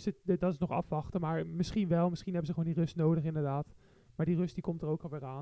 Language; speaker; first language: Dutch; native; Dutch